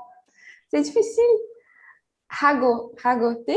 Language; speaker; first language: French; non-native, learner; Portuguese